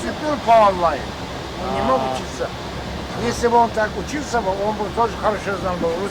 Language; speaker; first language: Russian; non-native, local second language; Kara-Kalpak